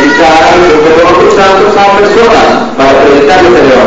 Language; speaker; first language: Spanish; native; Spanish